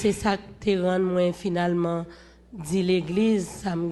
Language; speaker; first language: French; non-native, local second language; Haitian Creole